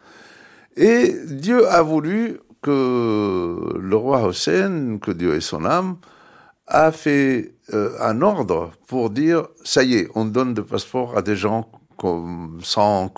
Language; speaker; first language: French; non-native, fluent; Arabic